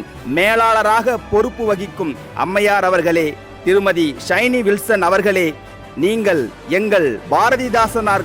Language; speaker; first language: Tamil; native; Tamil